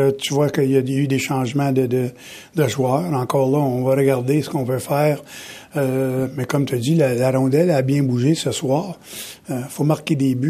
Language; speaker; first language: French; native; French